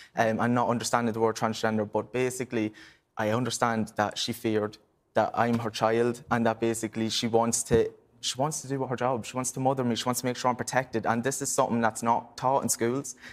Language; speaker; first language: English; native; English